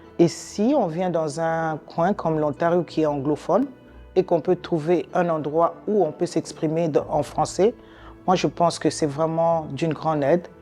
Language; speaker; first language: French; non-native, local second language; Lingala